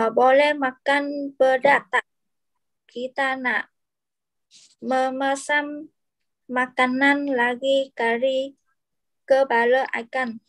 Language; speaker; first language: Indonesian; non-native, learner; Vietnamese